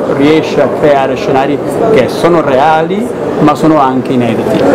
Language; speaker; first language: Italian; native; Italian